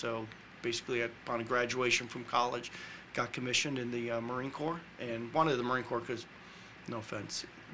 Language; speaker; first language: English; native; English